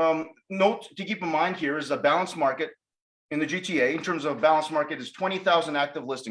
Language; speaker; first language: English; native; English